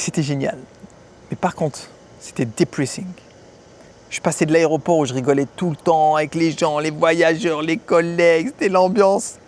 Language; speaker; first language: French; native; French